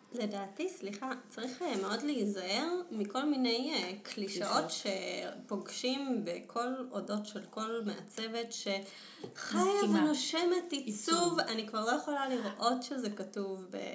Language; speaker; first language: Hebrew; native; Hebrew